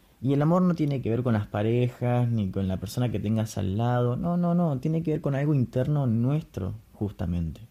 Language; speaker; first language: Spanish; native; Spanish